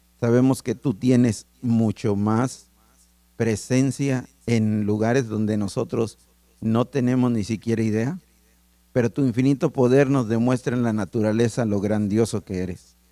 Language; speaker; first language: Spanish; native; Spanish